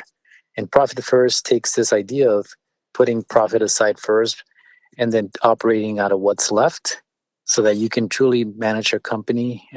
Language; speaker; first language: English; early bilingual, other home language; Spanish